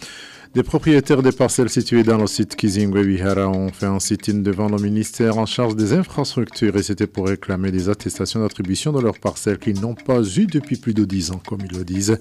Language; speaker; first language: French; non-native, local second language; Rundi